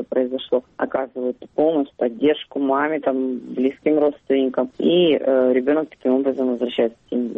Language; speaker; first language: Russian; native; Russian